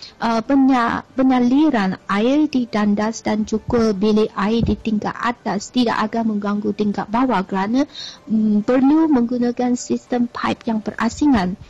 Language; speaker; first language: Malay; non-native, fluent; Chinese